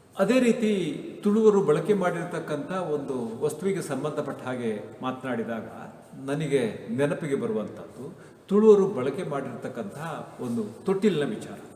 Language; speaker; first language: Kannada; non-native, local second language; Tulu